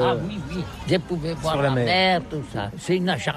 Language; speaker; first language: French; non-native, learner; Catalan